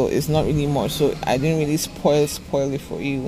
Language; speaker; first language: English; non-native, local second language; Igbo